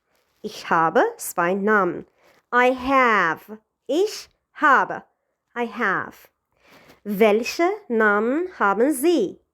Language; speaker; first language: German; non-native, fluent; Persian